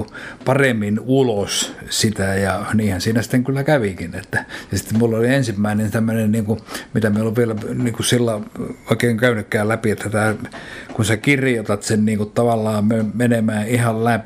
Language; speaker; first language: Finnish; native; Finnish